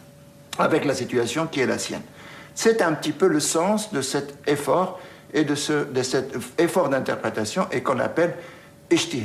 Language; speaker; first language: French; native; French